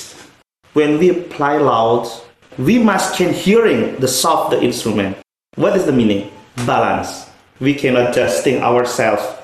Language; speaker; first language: English; non-native, learner; Indonesian